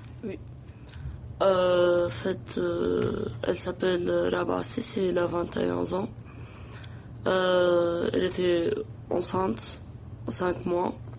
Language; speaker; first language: French; non-native, local second language; Arabic